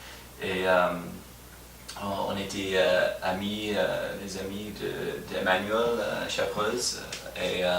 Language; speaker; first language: French; non-native, fluent; English